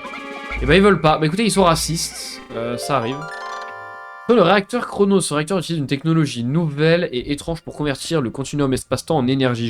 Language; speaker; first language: French; native; French